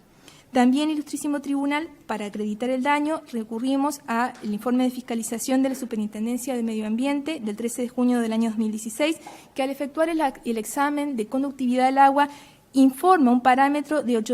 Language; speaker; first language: Spanish; native; Spanish